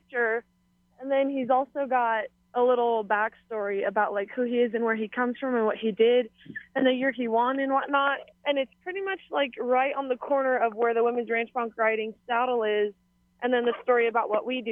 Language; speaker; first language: English; native; English